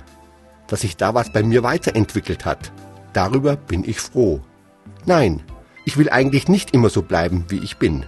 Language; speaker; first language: German; native; German